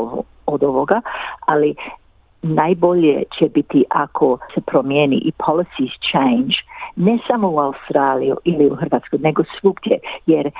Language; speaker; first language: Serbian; early bilingual, heritage; English